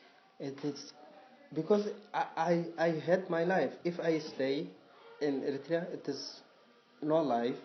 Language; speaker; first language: English; non-native, learner; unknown